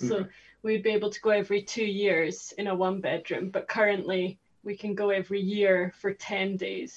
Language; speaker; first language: English; native; English